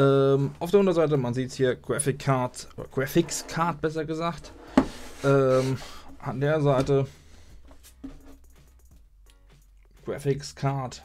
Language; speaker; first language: German; native; German